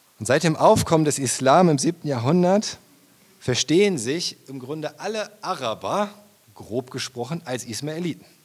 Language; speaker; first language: German; native; German